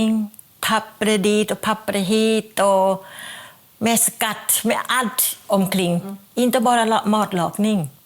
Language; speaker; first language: Swedish; non-native, fluent; Thai